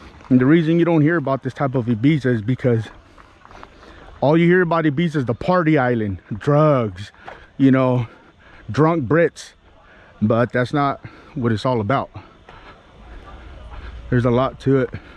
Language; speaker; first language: English; native; English